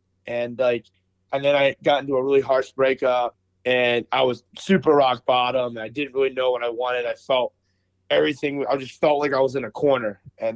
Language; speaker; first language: English; native; English